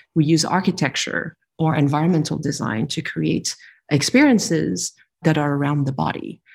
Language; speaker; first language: English; non-native, fluent; French